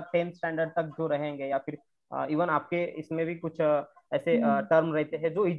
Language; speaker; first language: Hindi; non-native, local second language; Marathi